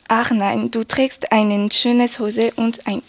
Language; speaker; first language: German; non-native, learner; French